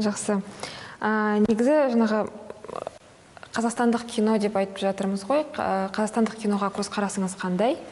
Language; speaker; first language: Kazakh; native; Kazakh